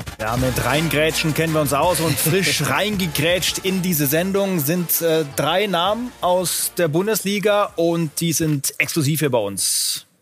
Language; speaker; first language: German; native; German